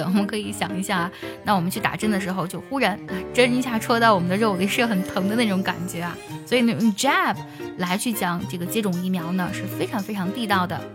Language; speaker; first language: Chinese; native; Chinese